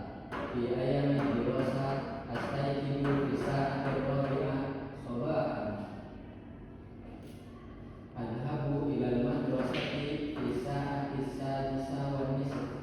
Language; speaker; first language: Arabic; non-native, learner; Indonesian